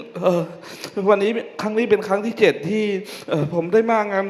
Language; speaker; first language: Thai; non-native, local second language; Hmong